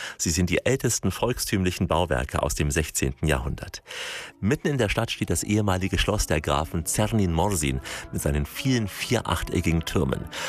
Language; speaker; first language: German; native; German